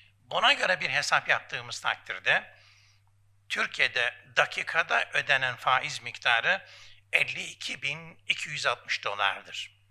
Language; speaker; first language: Turkish; native; Turkish